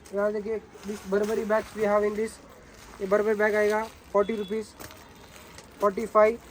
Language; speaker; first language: Hindi; non-native, local second language; Kannada